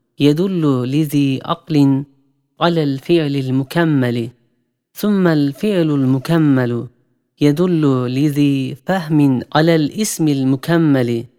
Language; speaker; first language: Arabic; non-native, fluent; Turkish